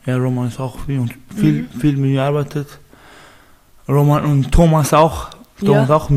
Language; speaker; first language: German; non-native, learner; Persian